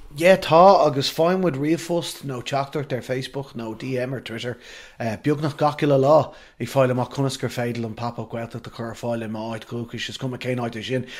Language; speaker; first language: Irish; non-native, local second language; English